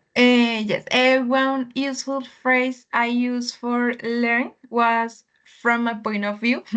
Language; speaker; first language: English; non-native, learner; Spanish